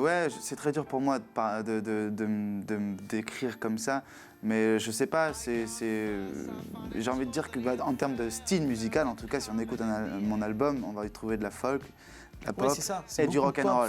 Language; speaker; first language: French; native; French